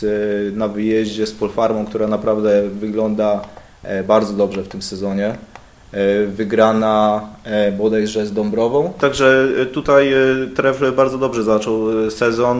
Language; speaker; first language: Polish; native; Polish